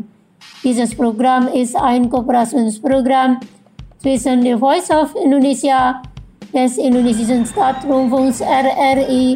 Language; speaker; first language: German; non-native, fluent; Indonesian